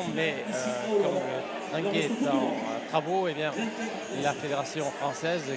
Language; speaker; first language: French; native; French